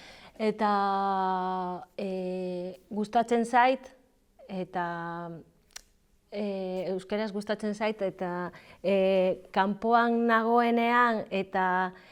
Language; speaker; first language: Basque; non-native, learner; Galician